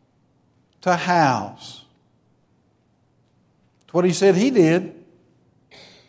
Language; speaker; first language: English; native; English